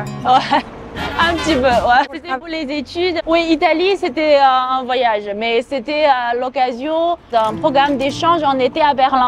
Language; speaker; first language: French; non-native, fluent; Chinese